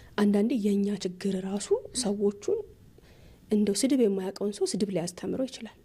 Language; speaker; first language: Amharic; native; Amharic